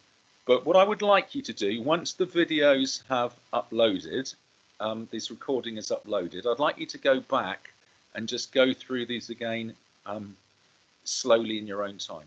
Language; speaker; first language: English; native; English